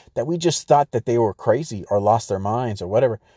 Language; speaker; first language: English; native; English